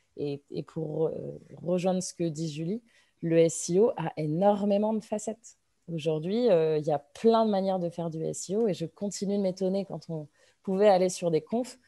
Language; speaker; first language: French; native; French